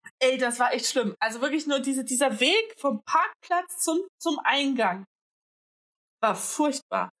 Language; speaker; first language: German; native; German